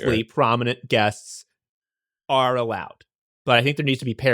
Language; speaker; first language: English; native; English